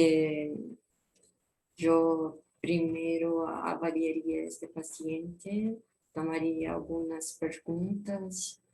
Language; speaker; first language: Spanish; non-native, fluent; Portuguese